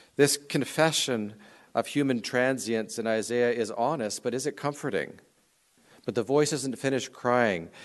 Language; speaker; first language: English; native; English